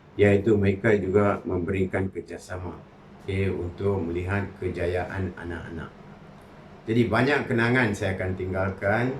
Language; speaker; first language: Malay; non-native, local second language; Tamil